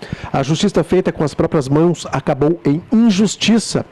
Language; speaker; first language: Portuguese; native; Portuguese